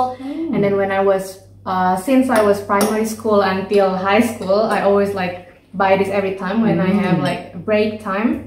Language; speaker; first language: English; non-native, learner; Indonesian